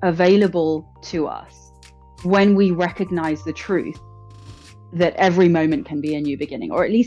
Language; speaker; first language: English; native; English